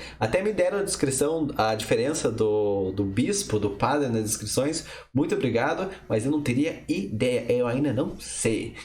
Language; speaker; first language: Portuguese; native; Portuguese